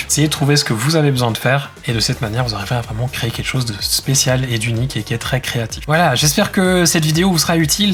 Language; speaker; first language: French; native; French